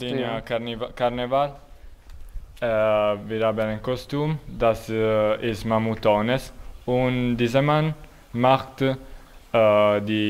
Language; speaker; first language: German; non-native, learner; Italian